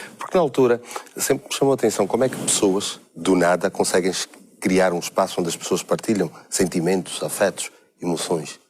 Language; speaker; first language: Portuguese; native; Portuguese